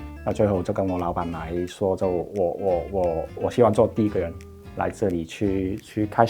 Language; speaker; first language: Chinese; non-native, local second language; Cantonese